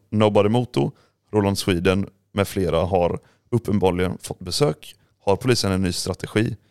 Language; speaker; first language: Swedish; native; Swedish